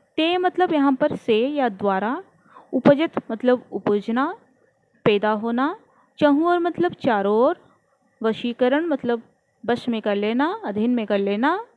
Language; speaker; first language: Hindi; non-native, local second language; Odia